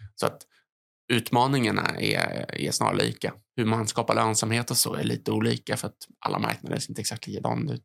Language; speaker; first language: Swedish; native; Swedish